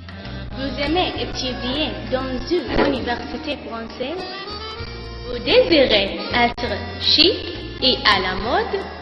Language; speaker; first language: French; non-native, learner; Arabic